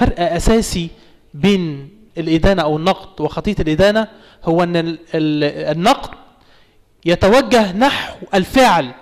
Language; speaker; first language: Arabic; native; Arabic